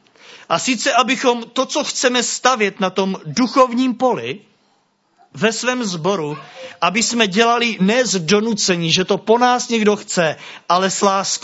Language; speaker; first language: Czech; native; Czech